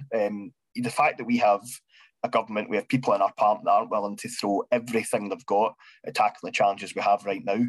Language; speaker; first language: English; native; English